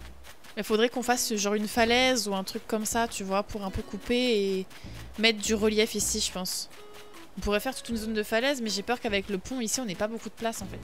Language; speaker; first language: French; native; French